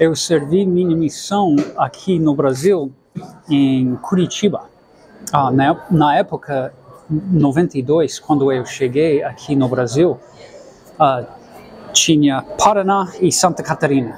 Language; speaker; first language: Portuguese; non-native, fluent; English